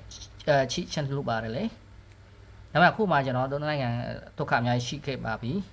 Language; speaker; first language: Burmese; non-native, learner; Khmer